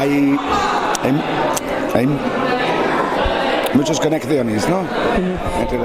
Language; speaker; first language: Spanish; non-native, fluent; English